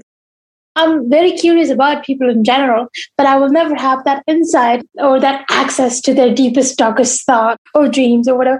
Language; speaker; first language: English; non-native, fluent; Arabic